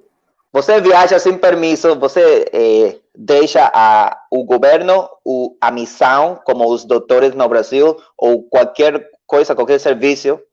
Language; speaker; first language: Portuguese; non-native, learner; Spanish